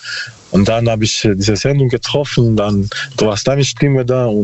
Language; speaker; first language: German; non-native, learner; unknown